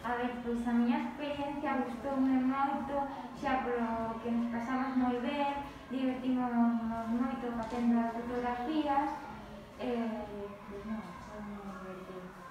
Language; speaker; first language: Spanish; non-native, local second language; Galician